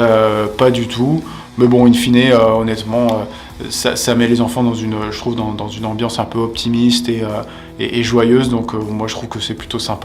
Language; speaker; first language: French; native; French